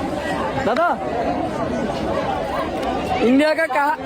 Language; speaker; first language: Hindi; non-native, learner; Bangla